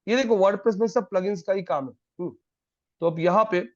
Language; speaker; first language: Hindi; non-native, local second language; Marathi